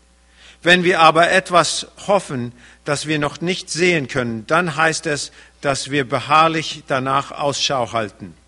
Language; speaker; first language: German; early bilingual, heritage; German